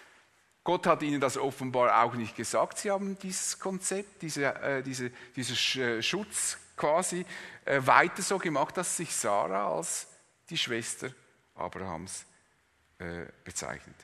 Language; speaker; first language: German; native; German